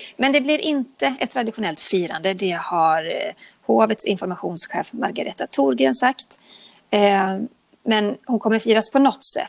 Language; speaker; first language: Swedish; native; Swedish